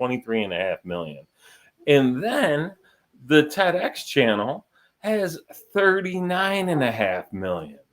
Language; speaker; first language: English; native; English